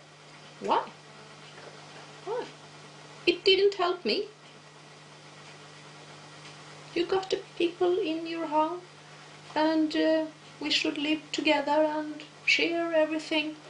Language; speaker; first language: English; non-native, fluent; Swedish